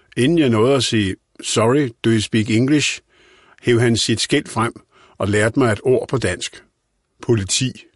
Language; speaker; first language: Danish; native; Danish